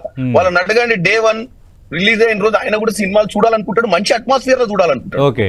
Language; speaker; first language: Telugu; native; Telugu